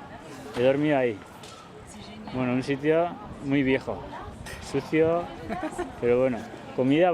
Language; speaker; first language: Spanish; non-native, local second language; Basque